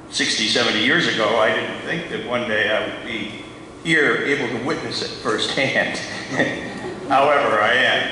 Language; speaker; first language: English; native; English